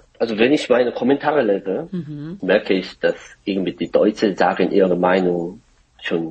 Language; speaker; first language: German; non-native, fluent; Korean